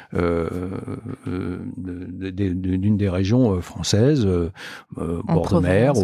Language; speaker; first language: French; native; French